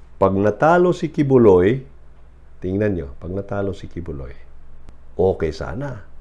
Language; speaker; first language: Filipino; native; Filipino